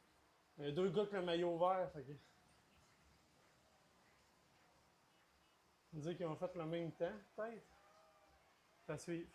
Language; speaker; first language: French; native; French